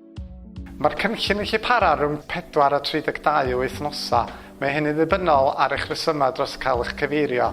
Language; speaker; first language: Welsh; native; Welsh